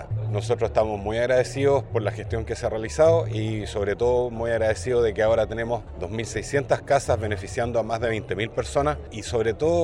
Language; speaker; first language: Spanish; native; Spanish